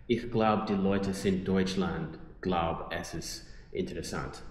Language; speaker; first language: German; non-native, learner; English